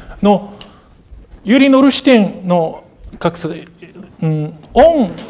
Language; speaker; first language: Russian; non-native, fluent; Japanese